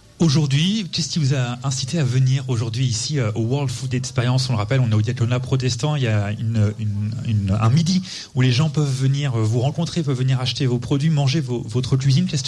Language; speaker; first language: French; native; French